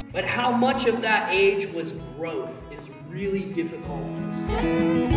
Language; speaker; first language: English; native; English